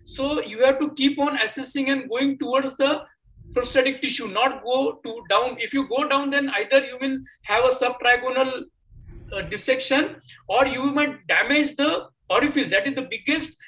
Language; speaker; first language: English; non-native, local second language; Marathi